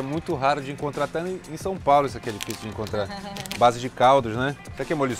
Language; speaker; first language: Portuguese; native; Portuguese